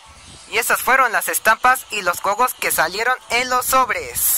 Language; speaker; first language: Spanish; native; Spanish